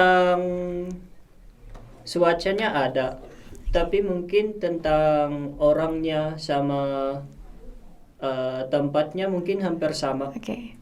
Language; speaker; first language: Indonesian; non-native, fluent; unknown